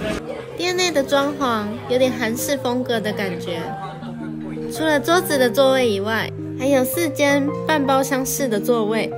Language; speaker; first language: Chinese; native; Chinese